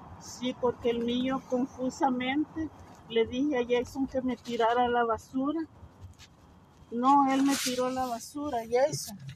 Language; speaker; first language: Spanish; native; Spanish